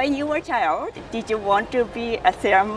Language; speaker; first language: English; non-native, learner; Japanese